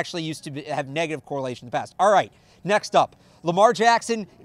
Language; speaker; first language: English; native; English